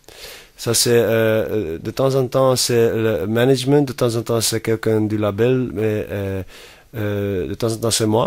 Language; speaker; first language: French; non-native, fluent; Dutch